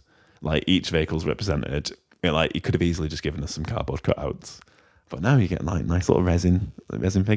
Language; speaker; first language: English; native; English